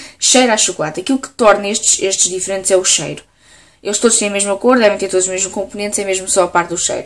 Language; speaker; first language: Portuguese; native; Portuguese